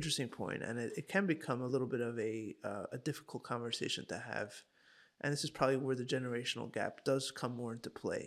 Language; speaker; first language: English; native; English